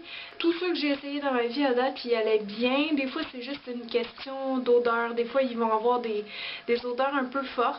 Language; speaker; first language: French; native; French